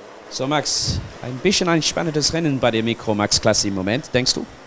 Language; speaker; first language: German; non-native, learner; English